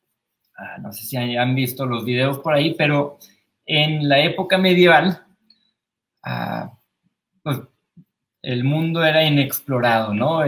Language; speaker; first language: Spanish; native; Spanish